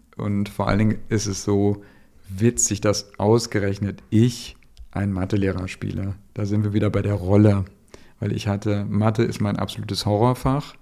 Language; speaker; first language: German; native; German